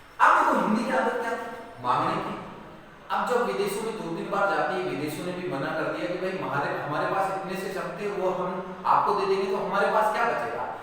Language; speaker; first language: Hindi; native; Hindi